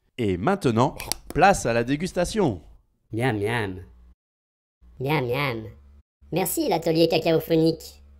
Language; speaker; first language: French; native; French